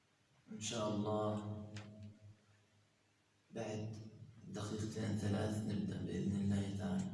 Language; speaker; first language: Arabic; native; Arabic